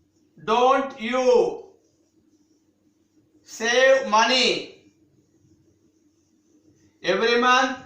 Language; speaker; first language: English; non-native, local second language; Telugu